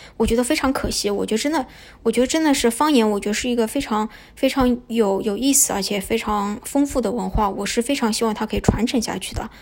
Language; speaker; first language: Chinese; native; Chinese